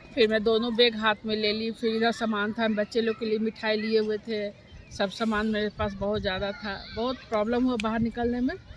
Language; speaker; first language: Hindi; native; Hindi